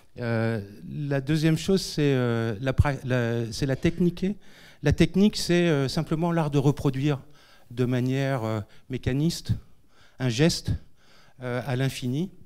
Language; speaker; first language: French; native; French